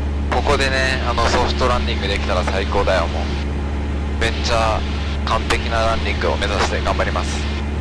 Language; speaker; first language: Japanese; native; Japanese